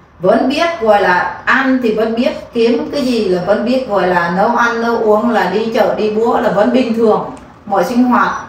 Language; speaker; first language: Vietnamese; non-native, local second language; Eastern Cham